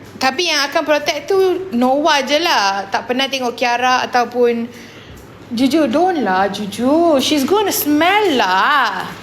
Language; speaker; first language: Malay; non-native, local second language; Tamil